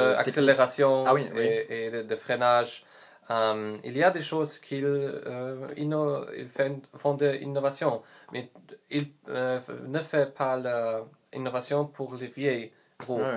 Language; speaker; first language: French; non-native, learner; Polish